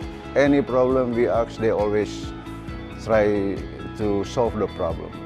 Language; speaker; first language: English; non-native, fluent; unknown